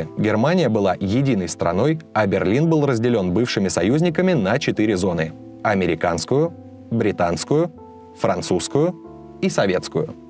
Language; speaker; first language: Russian; native; Russian